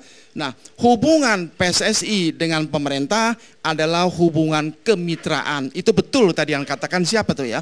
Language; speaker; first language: Indonesian; native; Indonesian